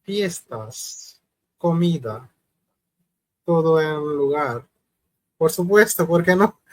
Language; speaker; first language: Spanish; non-native, learner; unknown